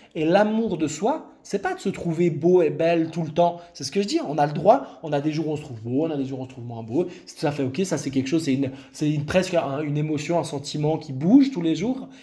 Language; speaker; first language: French; non-native, local second language; Arabic